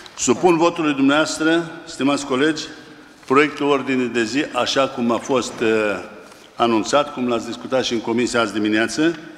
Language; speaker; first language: Romanian; native; Romanian